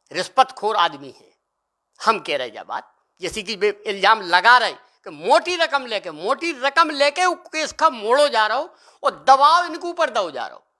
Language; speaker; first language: Hindi; native; Hindi